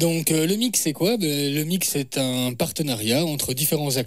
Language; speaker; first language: French; native; French